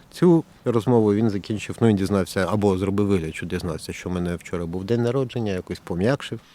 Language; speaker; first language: Ukrainian; native; Ukrainian